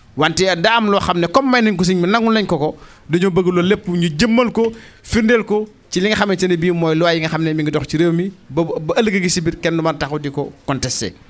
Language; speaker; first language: Wolof; native; Wolof